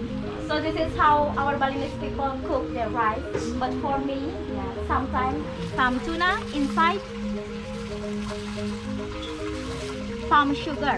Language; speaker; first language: English; non-native, learner; Balinese